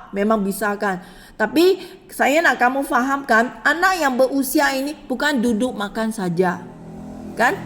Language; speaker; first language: Malay; non-native, local second language; Chinese